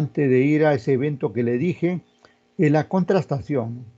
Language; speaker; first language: Spanish; native; Spanish